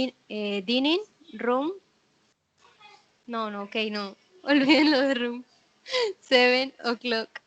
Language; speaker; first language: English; non-native, learner; Spanish